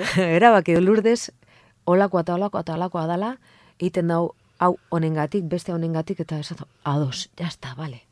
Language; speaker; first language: Basque; non-native, local second language; Spanish